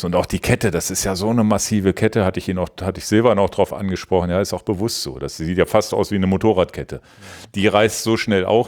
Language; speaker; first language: German; native; German